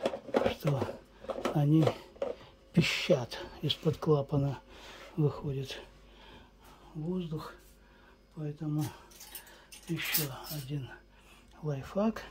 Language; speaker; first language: Russian; native; Russian